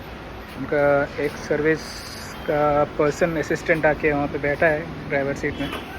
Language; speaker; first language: Hindi; native; Hindi